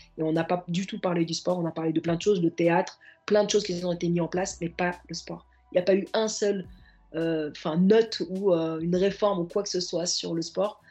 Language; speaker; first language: French; early bilingual, other home language; Arabic